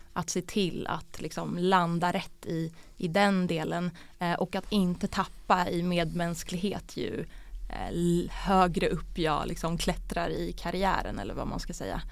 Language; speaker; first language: Swedish; early bilingual, other home language; Bosnian